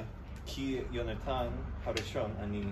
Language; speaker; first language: Hebrew; non-native, learner; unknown